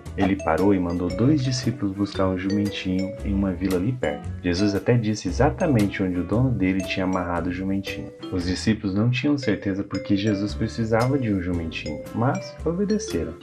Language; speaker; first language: Portuguese; native; Portuguese